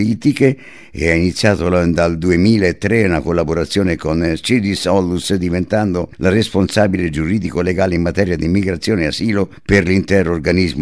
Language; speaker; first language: Italian; native; Italian